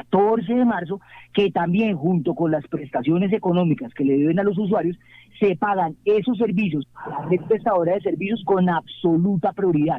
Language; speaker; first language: Spanish; native; Spanish